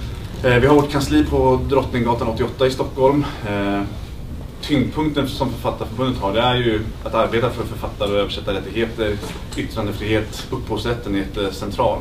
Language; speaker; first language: Swedish; native; Swedish